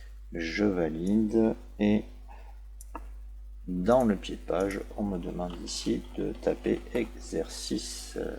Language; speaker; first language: French; native; French